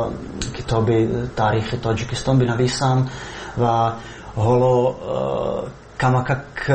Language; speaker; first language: Persian; non-native, fluent; Czech